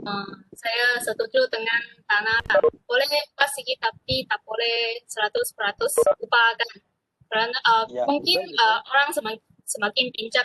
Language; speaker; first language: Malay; non-native, local second language; Chinese